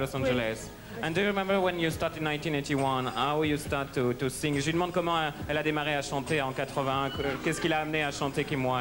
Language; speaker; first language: French; native; French